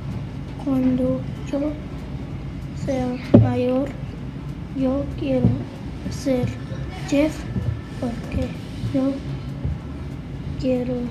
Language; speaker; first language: Spanish; non-native, learner; English